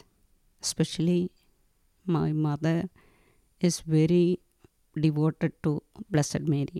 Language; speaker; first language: English; non-native, local second language; Malayalam